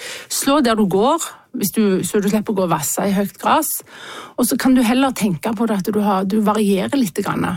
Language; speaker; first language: Norwegian; native; Norwegian